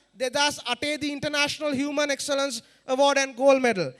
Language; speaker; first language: English; non-native, local second language; Sinhala